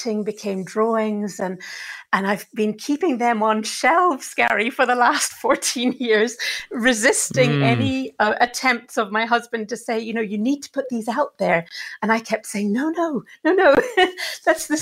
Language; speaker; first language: English; native; English